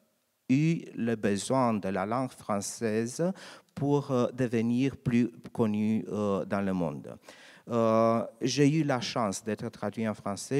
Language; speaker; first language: French; non-native, learner; Romanian